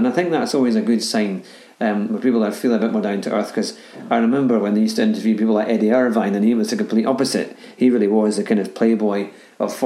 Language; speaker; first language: English; native; English